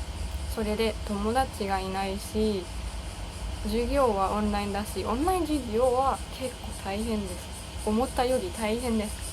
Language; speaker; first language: Japanese; non-native, learner; German